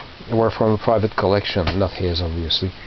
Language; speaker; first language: English; non-native, local second language; French